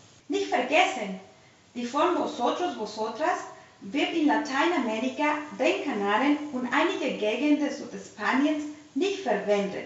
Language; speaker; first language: German; non-native, fluent; Spanish